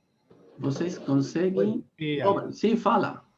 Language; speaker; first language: Portuguese; non-native, fluent; Spanish